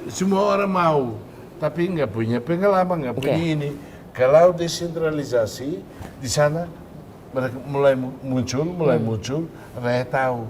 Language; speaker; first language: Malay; non-native, fluent; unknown